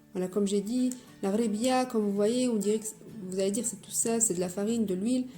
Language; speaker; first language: French; non-native, local second language; Arabic